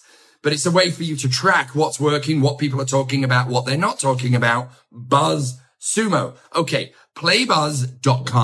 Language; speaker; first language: English; native; English